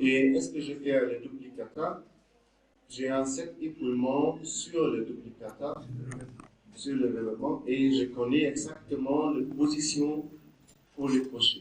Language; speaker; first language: French; non-native, learner; German